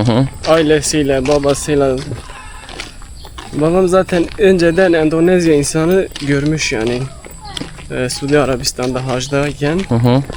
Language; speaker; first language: Turkish; non-native, learner; Indonesian